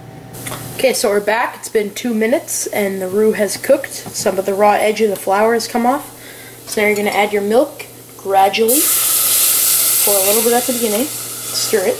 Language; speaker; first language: English; native; English